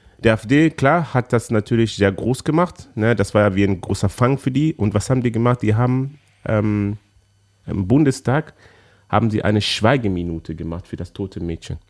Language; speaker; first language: German; early bilingual, other home language; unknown